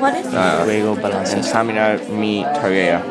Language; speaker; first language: Spanish; non-native, learner; English